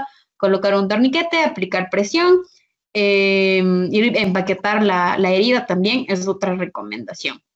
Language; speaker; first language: Spanish; native; Spanish